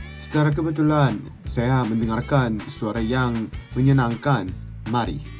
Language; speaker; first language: Indonesian; non-native, learner; Korean